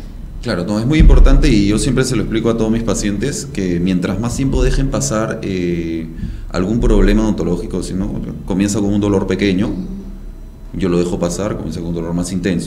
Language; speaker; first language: Spanish; native; Spanish